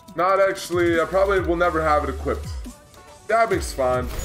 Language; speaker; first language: English; native; English